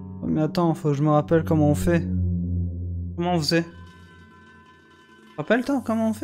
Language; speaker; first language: French; native; French